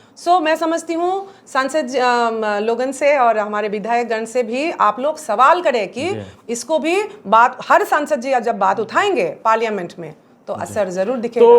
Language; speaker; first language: Hindi; non-native, local second language; Assamese